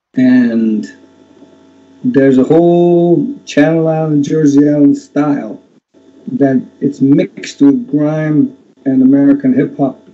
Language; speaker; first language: English; native; English